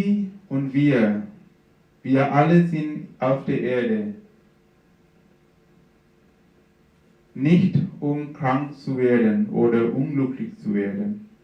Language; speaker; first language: German; non-native, fluent; Sinhala